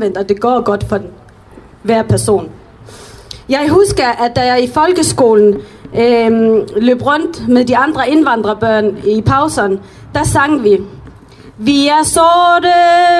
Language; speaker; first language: Danish; early bilingual, other home language; Arabic